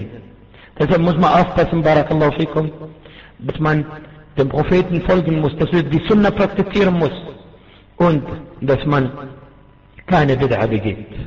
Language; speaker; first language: German; non-native, fluent; Arabic